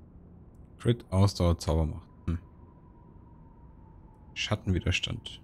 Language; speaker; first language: German; native; German